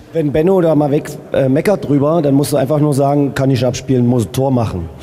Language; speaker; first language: German; native; German